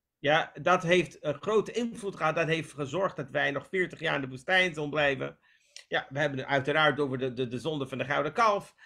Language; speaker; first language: Dutch; non-native, fluent; English